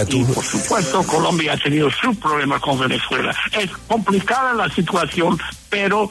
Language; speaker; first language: Spanish; non-native, fluent; English